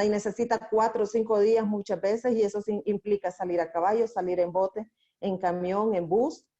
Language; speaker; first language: Spanish; native; Spanish